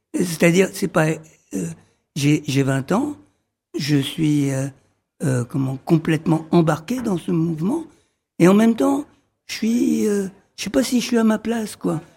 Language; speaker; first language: French; early bilingual, other home language; Arabic